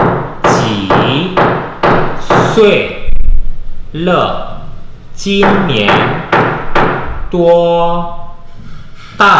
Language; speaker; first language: Chinese; non-native, fluent; Indonesian